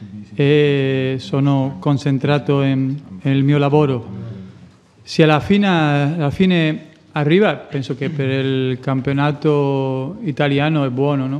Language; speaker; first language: Italian; non-native, fluent; Spanish